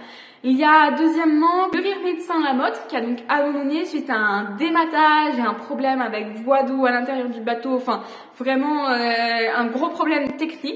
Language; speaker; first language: French; native; French